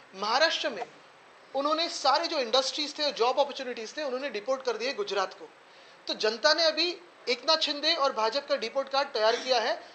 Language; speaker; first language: Hindi; non-native, local second language; Marathi